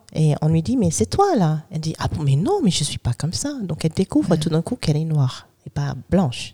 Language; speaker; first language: French; non-native, fluent; English